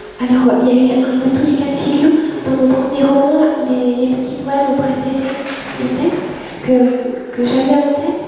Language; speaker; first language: French; early bilingual, other home language; Vietnamese